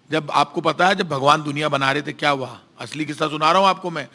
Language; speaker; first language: Hindi; native; Hindi